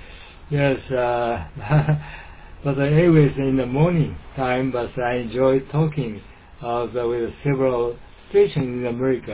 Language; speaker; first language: English; non-native, learner; Japanese